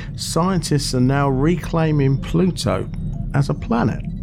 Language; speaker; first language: English; native; English